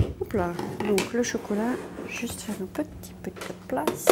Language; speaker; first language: French; native; French